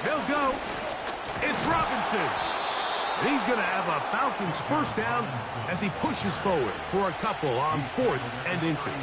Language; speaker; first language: English; native; English